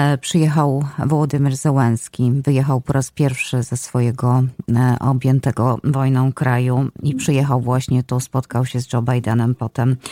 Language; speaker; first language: Polish; native; Polish